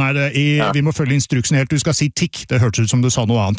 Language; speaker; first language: Norwegian; native; Norwegian